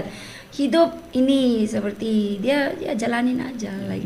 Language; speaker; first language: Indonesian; non-native, learner; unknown